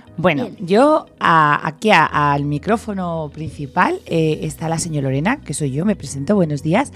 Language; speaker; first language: Spanish; native; Spanish